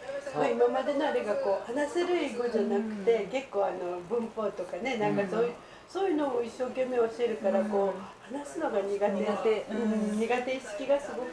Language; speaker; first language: Japanese; native; Japanese